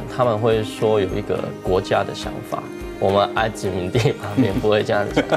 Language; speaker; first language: Chinese; non-native, fluent; Cantonese